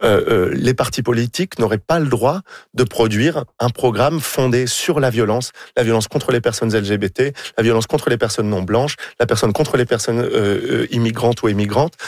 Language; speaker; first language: French; native; French